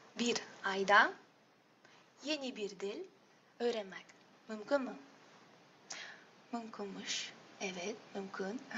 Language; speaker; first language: Turkish; non-native, learner; Russian